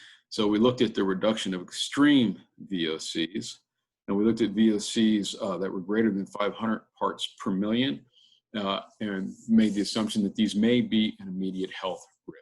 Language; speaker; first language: English; native; English